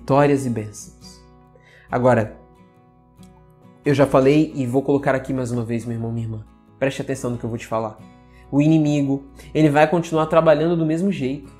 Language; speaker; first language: Portuguese; native; Portuguese